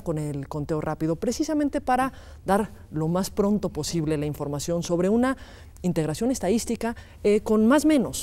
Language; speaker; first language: Spanish; native; Spanish